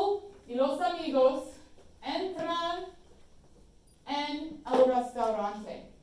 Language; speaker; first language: Spanish; non-native, fluent; English